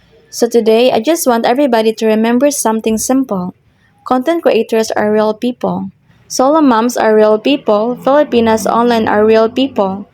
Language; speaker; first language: English; non-native, local second language; Filipino